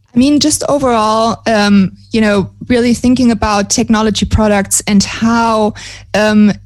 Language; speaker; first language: English; non-native, fluent; German